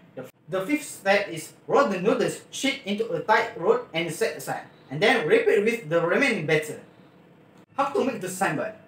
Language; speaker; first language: English; non-native, local second language; Malay